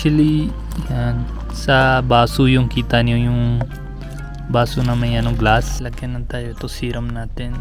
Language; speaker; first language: Filipino; non-native, learner; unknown